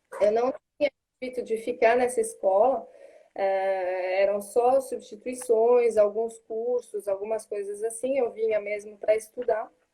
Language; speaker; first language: Portuguese; native; Portuguese